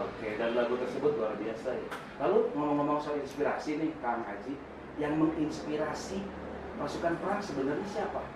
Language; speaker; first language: Indonesian; native; Indonesian